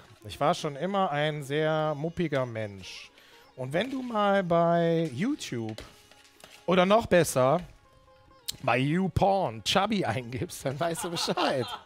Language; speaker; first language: German; native; German